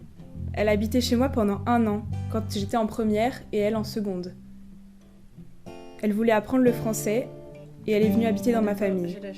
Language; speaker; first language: French; native; French